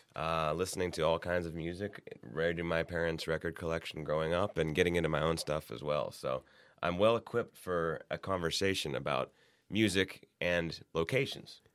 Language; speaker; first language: English; native; English